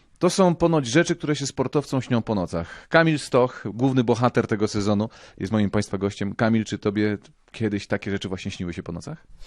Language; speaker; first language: Polish; native; Polish